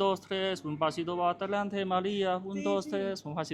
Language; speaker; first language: Spanish; non-native, learner; Chinese